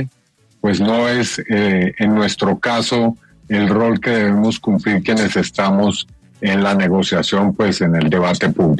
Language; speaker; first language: Spanish; native; Spanish